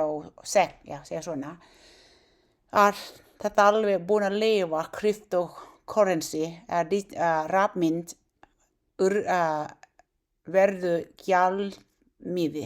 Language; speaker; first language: Icelandic; non-native, learner; Thai